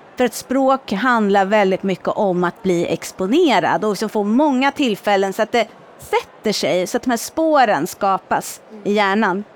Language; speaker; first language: Swedish; native; Swedish